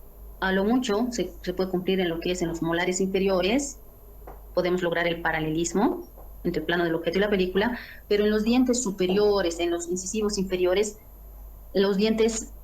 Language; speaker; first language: Spanish; native; Spanish